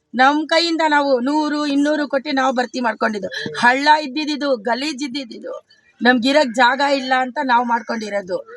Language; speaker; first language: Kannada; non-native, local second language; Urdu